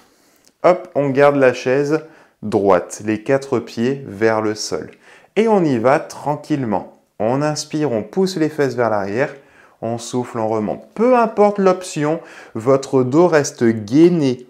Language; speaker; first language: French; native; French